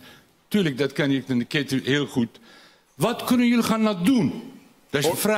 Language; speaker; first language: Dutch; non-native, local second language; Turkish